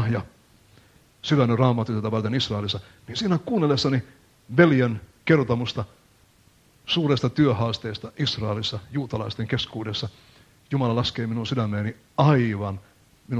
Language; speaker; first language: Finnish; native; Finnish